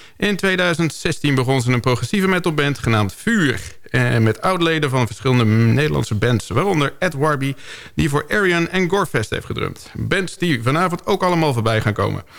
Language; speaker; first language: Dutch; native; Dutch